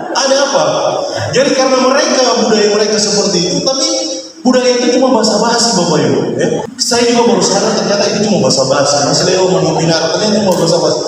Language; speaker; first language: Indonesian; native; Indonesian